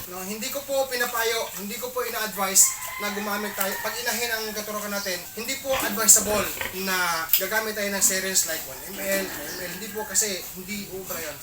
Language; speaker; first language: Filipino; non-native, local second language; Cebuano